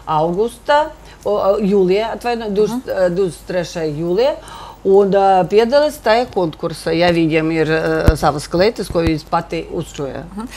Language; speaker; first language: Latvian; non-native, local second language; Russian